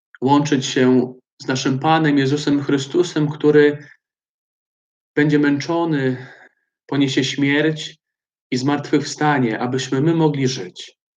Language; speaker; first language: Polish; native; Polish